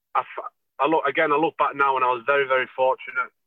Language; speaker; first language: English; native; English